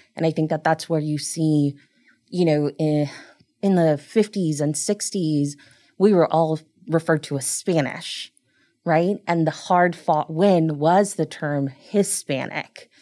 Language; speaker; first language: English; early bilingual, other home language; Spanish